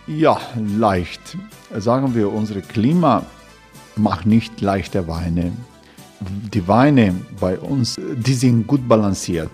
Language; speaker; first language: German; non-native, learner; Croatian